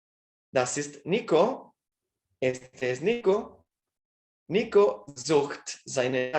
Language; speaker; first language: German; non-native, fluent; Spanish